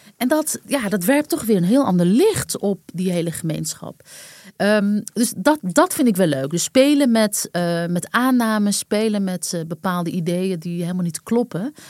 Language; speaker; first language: Dutch; early bilingual, other home language; Arabic